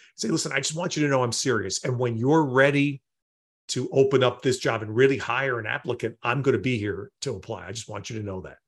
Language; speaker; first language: English; native; English